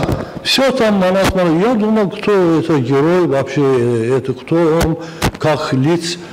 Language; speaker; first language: Russian; non-native, fluent; Azerbaijani